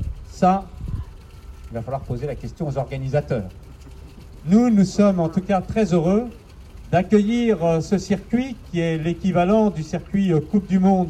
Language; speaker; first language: French; native; French